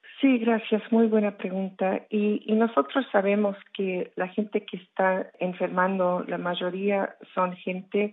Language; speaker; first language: Spanish; early bilingual, heritage; Spanish